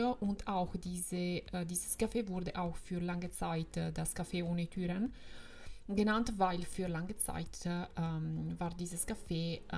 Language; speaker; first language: German; non-native, fluent; Italian